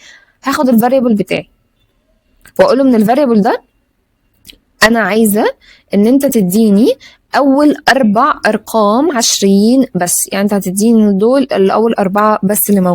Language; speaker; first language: Arabic; native; Arabic